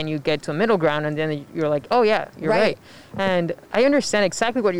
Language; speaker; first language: English; non-native, fluent; Spanish